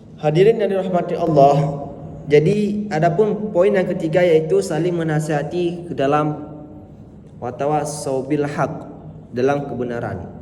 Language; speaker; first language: Malay; non-native, local second language; Achinese